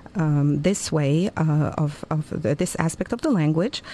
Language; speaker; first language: English; non-native, fluent; Arabic